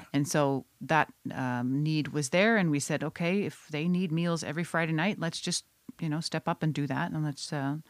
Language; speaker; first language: English; non-native, fluent; Dutch